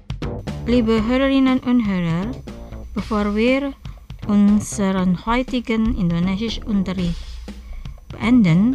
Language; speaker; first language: German; non-native, fluent; Indonesian